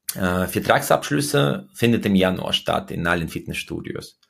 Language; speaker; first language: German; early bilingual, other home language; Russian